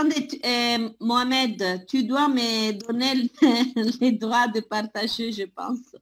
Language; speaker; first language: French; non-native, fluent; Italian